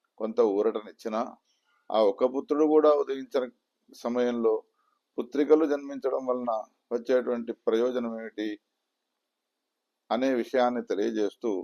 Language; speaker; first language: Telugu; native; Telugu